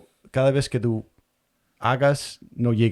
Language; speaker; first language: Spanish; non-native, fluent; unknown